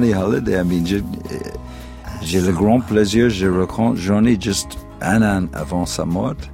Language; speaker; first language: French; non-native, fluent; English